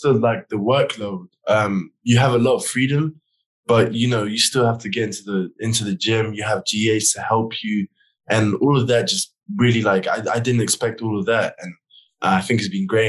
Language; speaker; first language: English; native; English